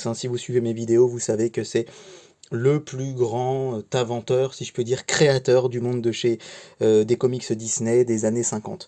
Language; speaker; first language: French; native; French